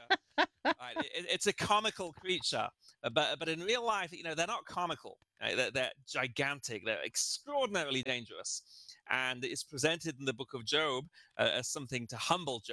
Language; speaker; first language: English; native; English